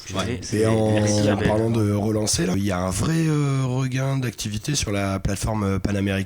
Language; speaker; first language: French; native; French